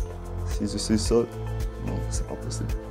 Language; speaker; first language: French; non-native, fluent; Nepali